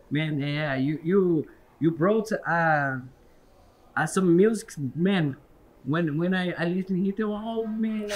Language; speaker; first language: English; non-native, learner; Portuguese